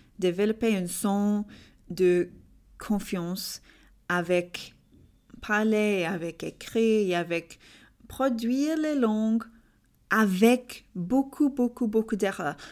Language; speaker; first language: French; non-native, learner; English